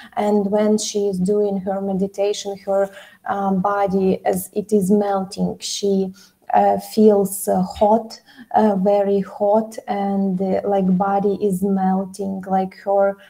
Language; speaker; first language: English; non-native, fluent; Ukrainian